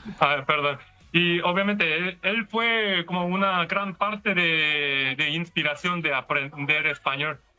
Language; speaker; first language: Spanish; non-native, learner; Korean